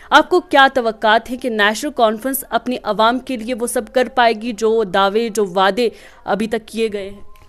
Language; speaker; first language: Hindi; non-native, local second language; Kashmiri